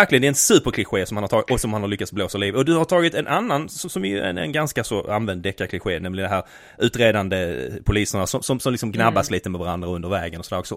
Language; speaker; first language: Swedish; native; Swedish